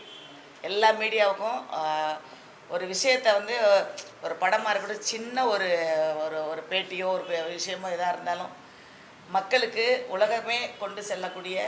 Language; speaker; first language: Tamil; native; Tamil